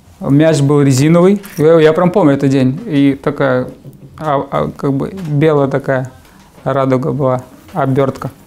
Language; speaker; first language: Russian; native; Russian